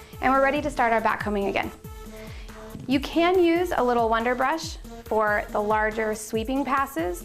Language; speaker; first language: English; native; English